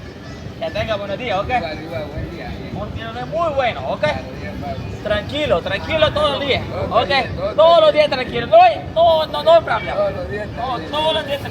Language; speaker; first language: Spanish; non-native, learner; Pashto